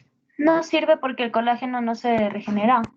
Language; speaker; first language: Spanish; native; Spanish